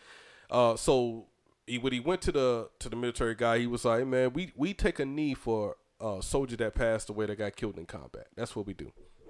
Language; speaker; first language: English; native; English